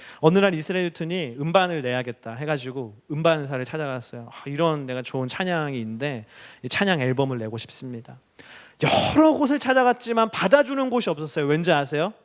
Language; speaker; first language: Korean; native; Korean